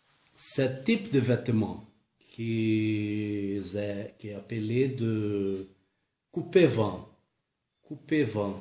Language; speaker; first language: French; non-native, learner; Portuguese